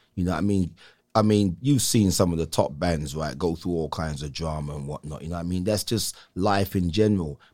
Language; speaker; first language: English; native; English